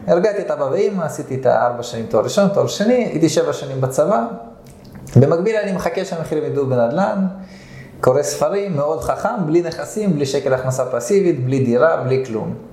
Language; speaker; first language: Hebrew; early bilingual, other home language; Russian